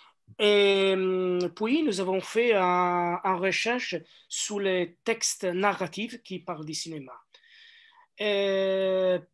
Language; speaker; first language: French; non-native, learner; Italian